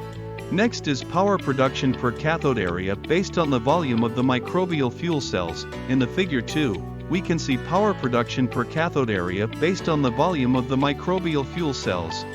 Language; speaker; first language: English; non-native, fluent; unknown